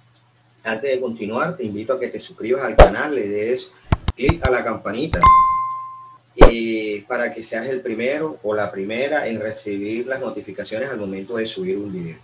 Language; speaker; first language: Spanish; native; Spanish